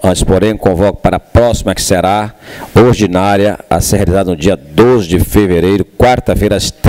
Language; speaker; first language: Portuguese; native; Portuguese